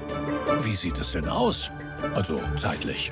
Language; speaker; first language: German; native; German